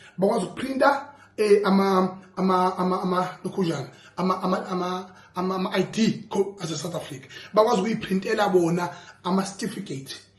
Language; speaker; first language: Zulu; native; Zulu